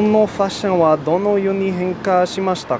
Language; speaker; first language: Japanese; non-native, learner; English